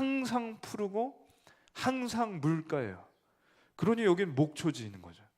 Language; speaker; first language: Korean; native; Korean